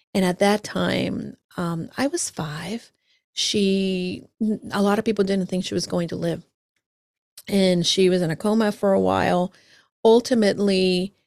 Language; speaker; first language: English; early bilingual, other home language; Spanish